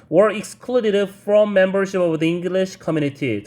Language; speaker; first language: English; non-native, fluent; Korean